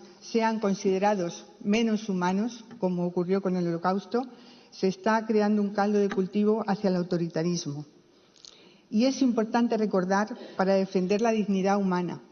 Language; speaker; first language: Spanish; native; Spanish